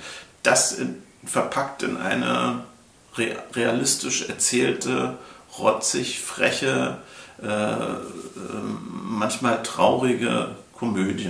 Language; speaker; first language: German; native; German